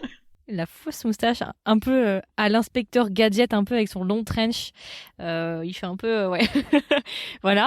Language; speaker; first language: French; native; French